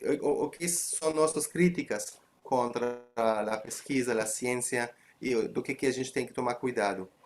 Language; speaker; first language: Portuguese; non-native, fluent; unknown